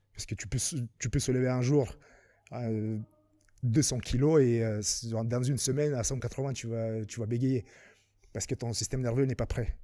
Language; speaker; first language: French; non-native, fluent; Lithuanian